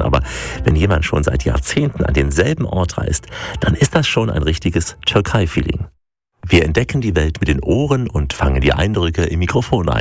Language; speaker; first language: German; native; German